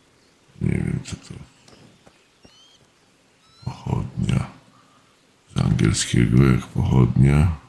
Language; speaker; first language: Polish; native; Polish